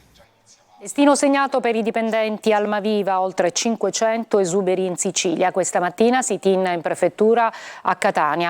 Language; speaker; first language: Italian; native; Italian